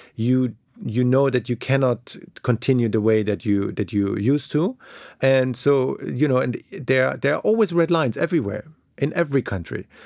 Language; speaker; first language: English; non-native, fluent; German